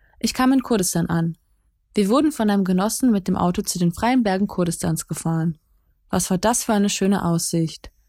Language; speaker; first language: German; early bilingual, other home language; Kurdish